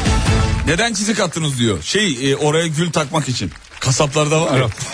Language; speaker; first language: Turkish; native; Turkish